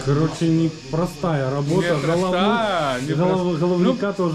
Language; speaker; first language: Russian; native; Russian